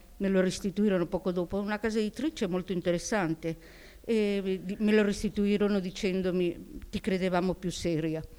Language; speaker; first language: Italian; early bilingual, heritage; Italian